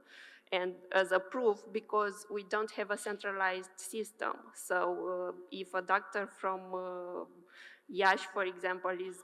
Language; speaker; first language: English; non-native, fluent; Romanian